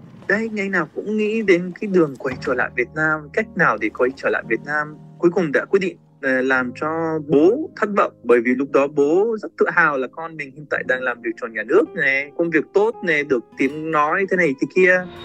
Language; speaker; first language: Vietnamese; non-native, fluent; Arabic